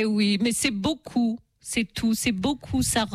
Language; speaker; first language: French; native; French